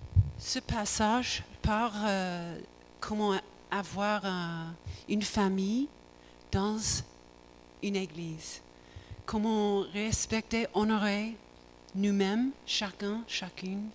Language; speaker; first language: French; non-native, learner; English